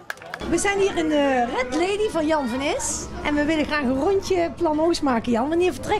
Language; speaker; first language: Dutch; native; Dutch